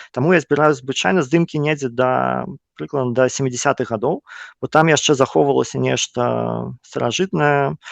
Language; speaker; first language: Belarusian; non-native, local second language; Russian